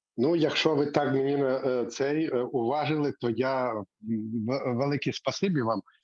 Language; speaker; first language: Ukrainian; native; Ukrainian